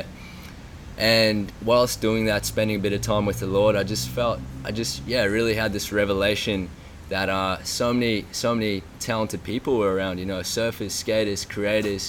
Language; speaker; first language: English; native; English